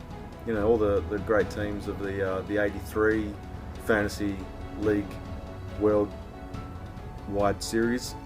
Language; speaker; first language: English; native; English